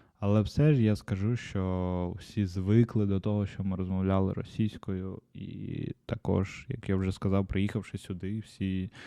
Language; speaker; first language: Ukrainian; non-native, local second language; Russian